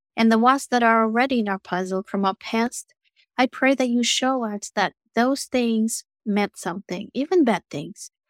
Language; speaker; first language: English; non-native, fluent; Russian